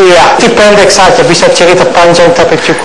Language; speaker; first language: Indonesian; non-native, fluent; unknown